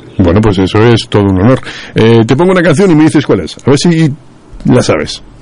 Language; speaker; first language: Spanish; native; Spanish